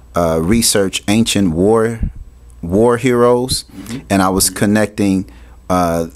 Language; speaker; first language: English; native; English